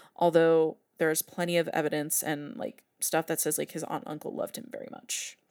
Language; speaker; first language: English; native; English